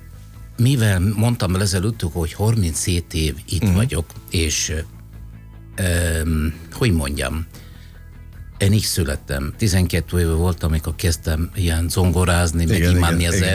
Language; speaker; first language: Hungarian; non-native, fluent; Italian